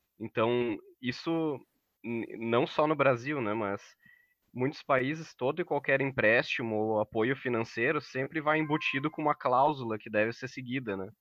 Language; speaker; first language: Portuguese; native; Portuguese